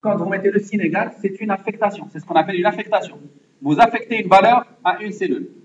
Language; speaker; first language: French; non-native, local second language; Arabic